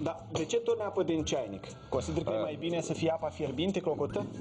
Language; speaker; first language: Romanian; native; Romanian